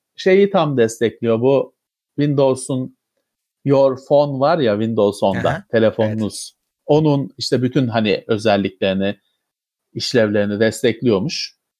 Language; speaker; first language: Turkish; native; Turkish